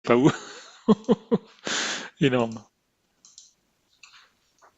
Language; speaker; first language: French; native; French